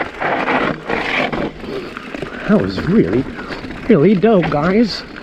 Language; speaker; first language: English; native; English